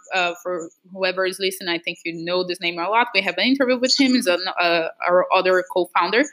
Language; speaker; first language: English; non-native, fluent; Portuguese